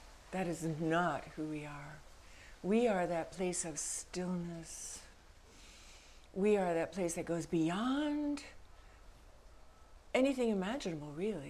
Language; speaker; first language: English; native; English